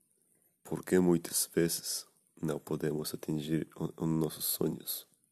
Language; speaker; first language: Portuguese; non-native, learner; Spanish